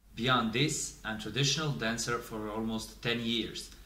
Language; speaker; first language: English; non-native, fluent; Bosnian